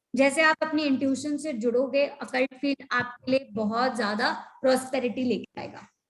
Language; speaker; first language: Hindi; native; Hindi